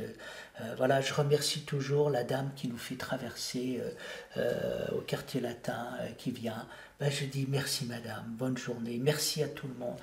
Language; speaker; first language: French; native; French